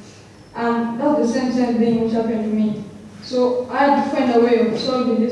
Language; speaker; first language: English; non-native, local second language; Masai